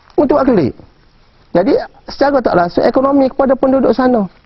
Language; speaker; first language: Malay; native; Malay